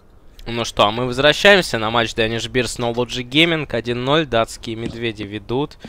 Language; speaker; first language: Russian; native; Russian